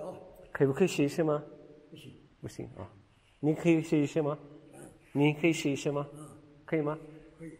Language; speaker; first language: Chinese; non-native, learner; Turkish